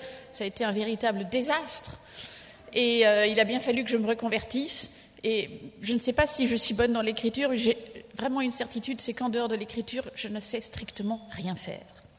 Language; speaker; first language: French; native; French